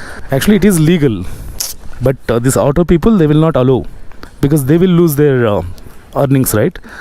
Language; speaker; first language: English; non-native, local second language; Telugu